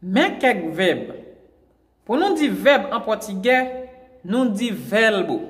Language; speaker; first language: French; non-native, local second language; Haitian Creole